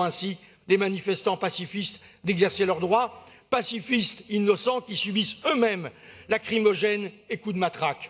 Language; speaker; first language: French; native; French